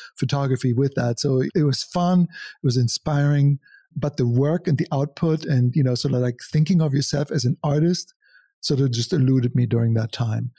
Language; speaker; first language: English; non-native, fluent; German